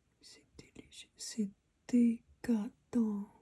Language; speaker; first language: French; non-native, learner; Chinese